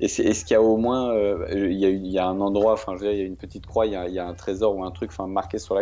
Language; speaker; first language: French; native; French